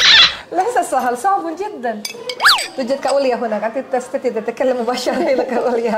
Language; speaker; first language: Arabic; non-native, learner; Indonesian